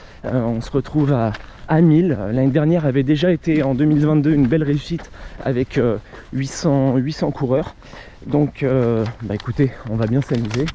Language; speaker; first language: French; native; French